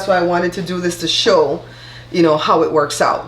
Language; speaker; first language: English; native; English